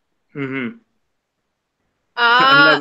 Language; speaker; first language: English; non-native, learner; Kurdish